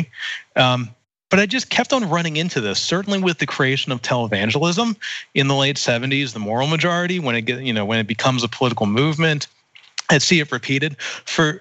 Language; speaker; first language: English; native; English